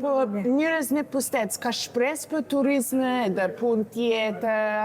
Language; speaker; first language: Albanian; non-native, learner; English